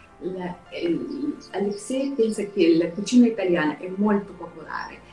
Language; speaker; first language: Italian; non-native, fluent; Russian